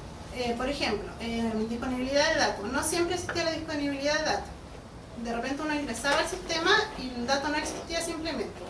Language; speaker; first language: Spanish; native; Spanish